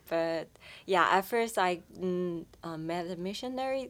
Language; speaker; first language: English; non-native, fluent; Chinese